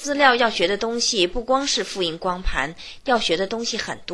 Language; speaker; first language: Chinese; native; Chinese